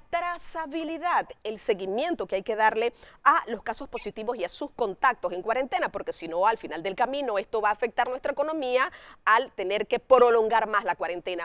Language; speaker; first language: Spanish; native; Spanish